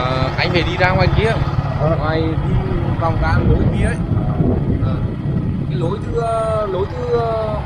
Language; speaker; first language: Vietnamese; native; Vietnamese